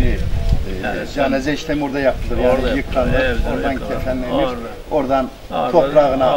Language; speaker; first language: Turkish; native; Turkish